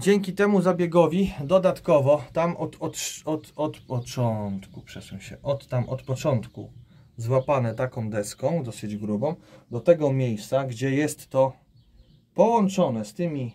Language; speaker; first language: Polish; native; Polish